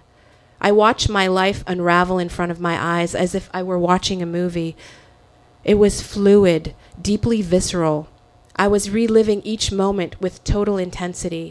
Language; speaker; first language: English; early bilingual, other home language; French